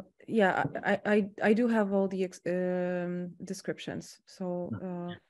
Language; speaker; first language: English; non-native, fluent; Polish